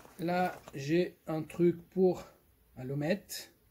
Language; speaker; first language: French; non-native, fluent; Portuguese